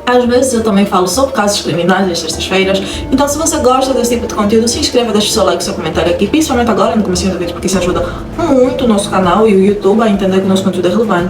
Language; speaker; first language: Portuguese; native; Portuguese